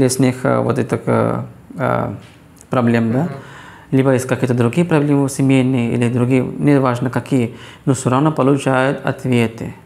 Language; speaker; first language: Russian; non-native, fluent; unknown